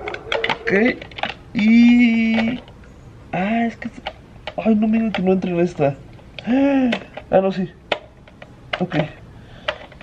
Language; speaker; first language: Spanish; native; Spanish